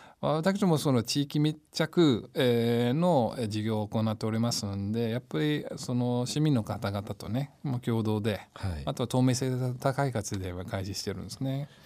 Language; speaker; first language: Japanese; non-native, fluent; English